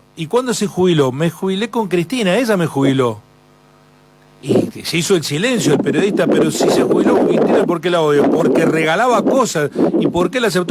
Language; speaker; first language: Spanish; native; Spanish